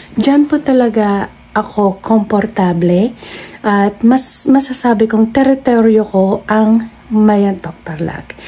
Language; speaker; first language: Filipino; non-native, local second language; Iloko